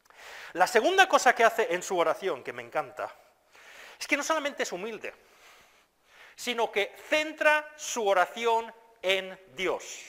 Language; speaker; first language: Spanish; non-native, fluent; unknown